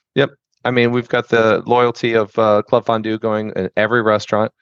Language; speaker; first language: English; native; English